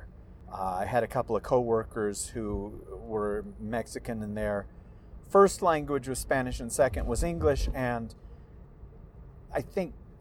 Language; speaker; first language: English; early bilingual, other home language; Spanish